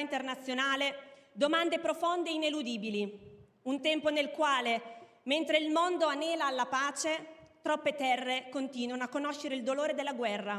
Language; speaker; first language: Italian; native; Italian